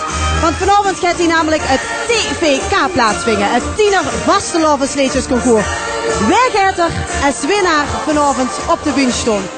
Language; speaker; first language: Dutch; native; Dutch